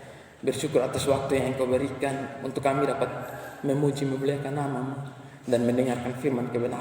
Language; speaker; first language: Indonesian; non-native, local second language; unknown